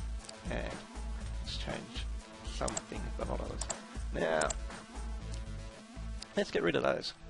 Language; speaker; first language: English; native; English